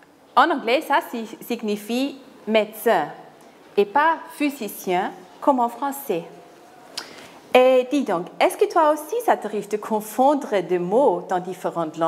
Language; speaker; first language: French; non-native, fluent; German